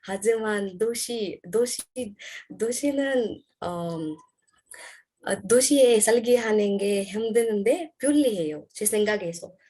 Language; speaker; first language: Korean; non-native, learner; Arabic